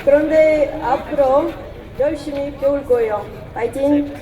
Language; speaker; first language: Korean; non-native, learner; Russian